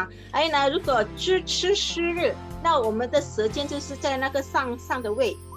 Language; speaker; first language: Chinese; non-native, local second language; Indonesian